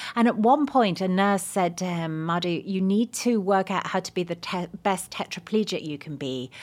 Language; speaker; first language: English; native; English